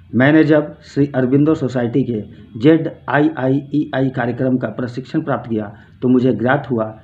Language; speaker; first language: Hindi; native; Hindi